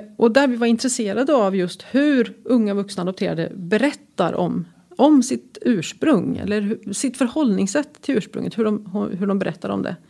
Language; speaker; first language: Swedish; native; Swedish